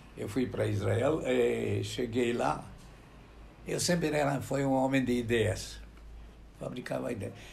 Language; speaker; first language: Portuguese; non-native, fluent; Romanian